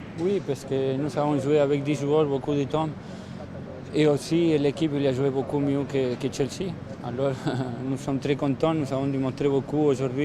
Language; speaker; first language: French; non-native, fluent; Spanish